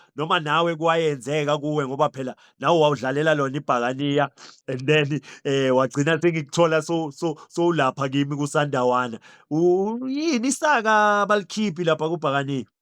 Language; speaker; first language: Zulu; native; Zulu